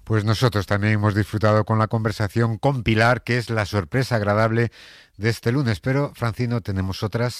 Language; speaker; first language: Spanish; native; Spanish